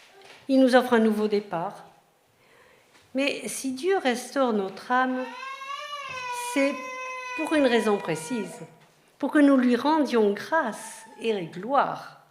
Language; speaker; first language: French; native; French